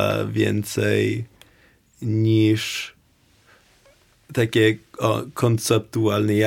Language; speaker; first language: Polish; non-native, learner; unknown